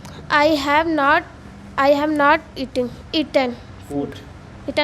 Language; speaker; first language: English; non-native, learner; Hindi